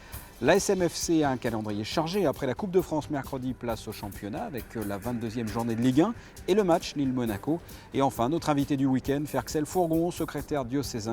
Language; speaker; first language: French; native; French